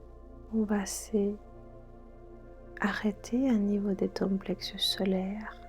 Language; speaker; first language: French; non-native, fluent; Spanish